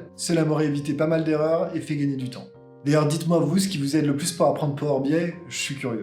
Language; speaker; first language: French; native; French